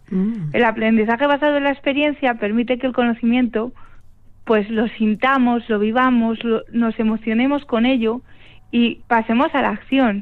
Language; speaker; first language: Spanish; native; Spanish